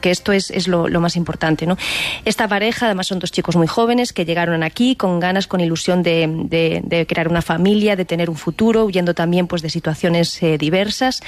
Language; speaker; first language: Spanish; native; Spanish